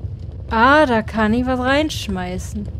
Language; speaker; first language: German; native; German